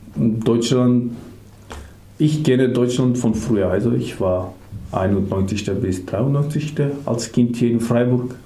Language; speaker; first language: German; non-native, learner; Macedonian